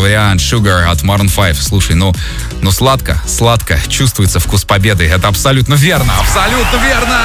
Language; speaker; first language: Russian; native; Russian